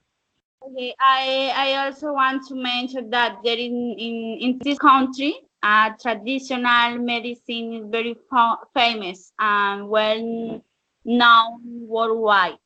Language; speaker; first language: English; non-native, learner; Spanish